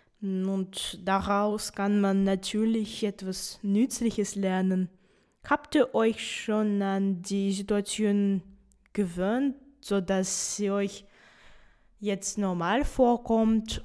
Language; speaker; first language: German; non-native, fluent; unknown